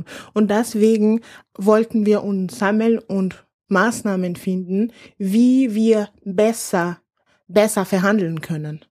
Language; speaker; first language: German; non-native, fluent; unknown